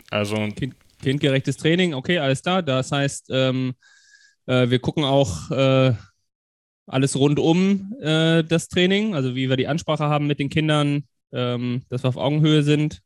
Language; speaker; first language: German; native; German